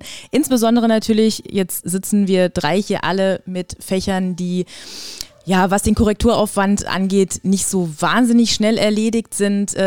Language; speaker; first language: German; native; German